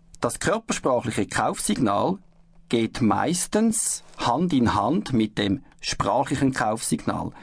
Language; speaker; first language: German; native; German